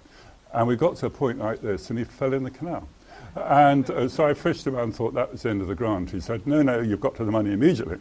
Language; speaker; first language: English; native; English